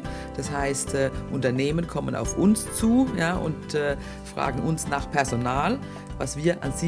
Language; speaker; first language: German; native; German